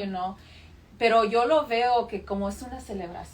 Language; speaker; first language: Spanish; early bilingual, heritage; Spanish